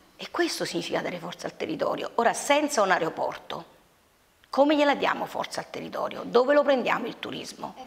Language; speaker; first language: Italian; native; Italian